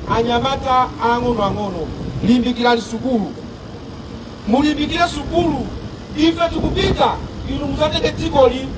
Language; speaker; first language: Nyanja; native; Nyanja